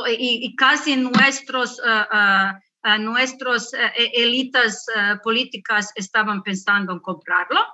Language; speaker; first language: Spanish; non-native, learner; Croatian